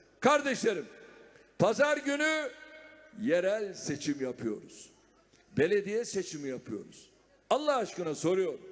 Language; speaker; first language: Turkish; native; Turkish